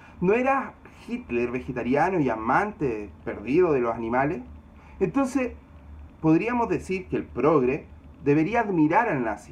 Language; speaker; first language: Spanish; native; Spanish